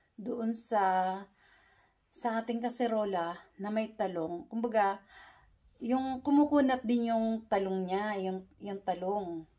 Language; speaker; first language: Filipino; native; Filipino